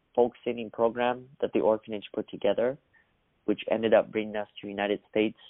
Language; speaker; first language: English; early bilingual, other home language; Russian